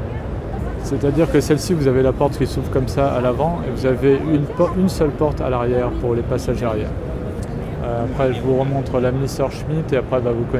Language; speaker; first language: French; native; French